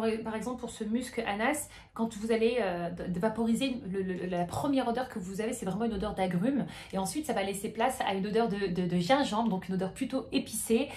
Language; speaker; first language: French; native; French